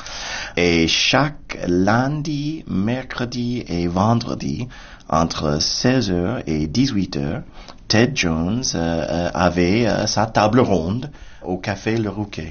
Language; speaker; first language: French; non-native, fluent; English